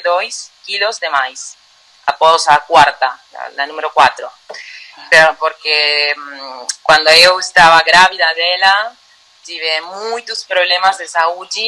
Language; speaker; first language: Portuguese; non-native, learner; Spanish